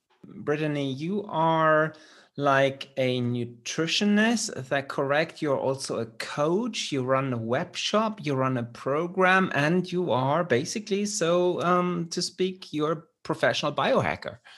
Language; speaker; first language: English; non-native, fluent; German